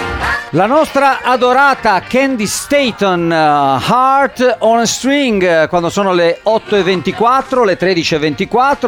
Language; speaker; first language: Italian; native; Italian